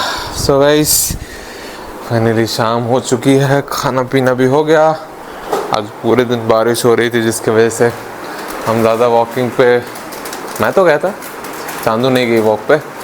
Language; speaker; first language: Hindi; native; Hindi